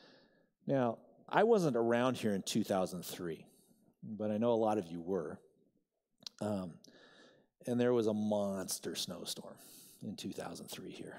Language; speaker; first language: English; native; English